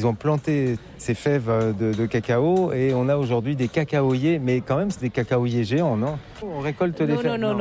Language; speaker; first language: French; native; French